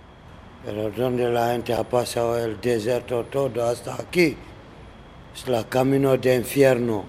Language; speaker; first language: Spanish; non-native, learner; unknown